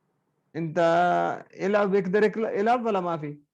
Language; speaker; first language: Arabic; non-native, learner; Urdu